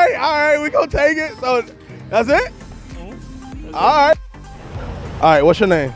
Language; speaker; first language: English; native; English